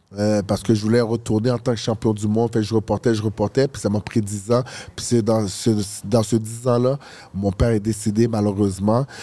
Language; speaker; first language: French; early bilingual, other home language; Haitian Creole